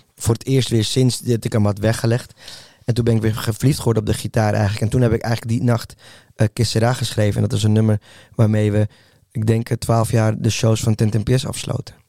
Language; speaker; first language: Dutch; early bilingual, other home language; Spanish